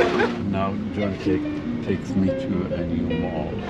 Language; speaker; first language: English; non-native, learner; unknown